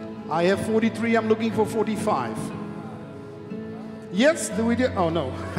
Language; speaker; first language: English; non-native, fluent; Dutch